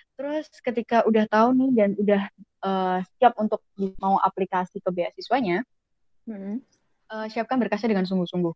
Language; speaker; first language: Indonesian; native; Indonesian